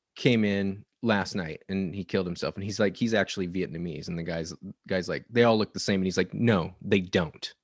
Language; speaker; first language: English; native; English